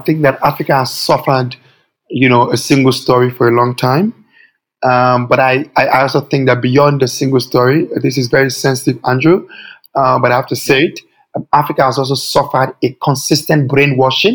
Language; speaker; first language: English; non-native, local second language; Yoruba